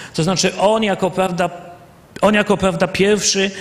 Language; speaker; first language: Polish; native; Polish